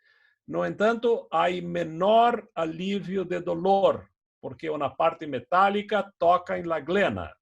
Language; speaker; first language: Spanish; non-native, fluent; Portuguese